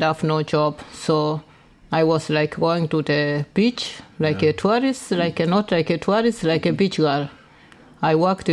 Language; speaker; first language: English; non-native, local second language; Gusii